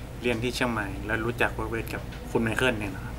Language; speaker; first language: Thai; native; Thai